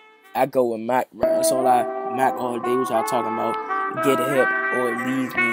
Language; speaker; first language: English; native; English